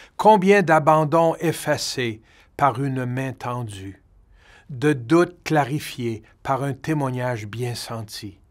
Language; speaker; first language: French; native; French